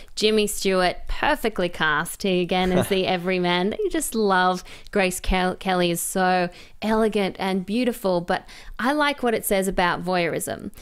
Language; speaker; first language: English; native; English